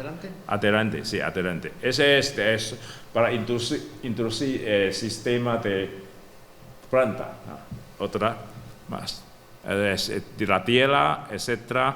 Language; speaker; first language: Spanish; non-native, learner; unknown